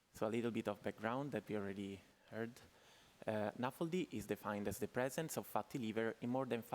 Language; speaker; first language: English; non-native, fluent; Italian